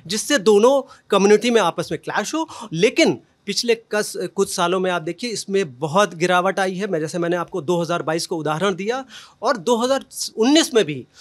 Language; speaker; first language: Hindi; native; Hindi